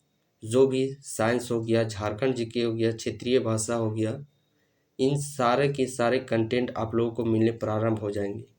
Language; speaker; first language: Hindi; native; Hindi